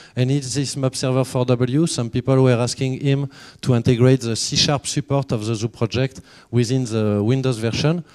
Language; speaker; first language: English; non-native, fluent; French